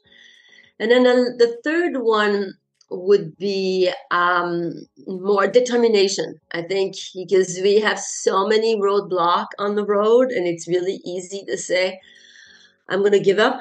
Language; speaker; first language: English; non-native, fluent; French